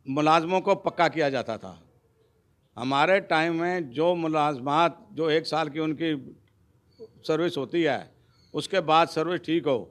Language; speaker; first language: Hindi; non-native, local second language; Punjabi